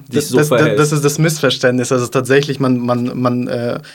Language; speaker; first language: German; non-native, fluent; Russian